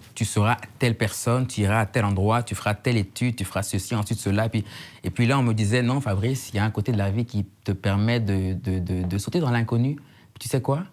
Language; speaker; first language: French; native; French